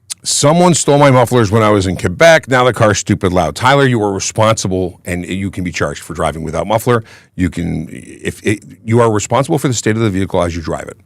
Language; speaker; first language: English; native; English